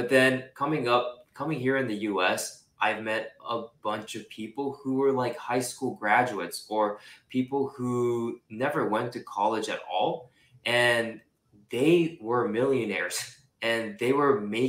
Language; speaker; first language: English; non-native, local second language; Japanese